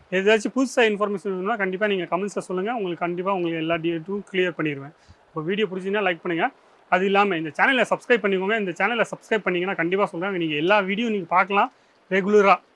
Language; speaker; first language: Tamil; native; Tamil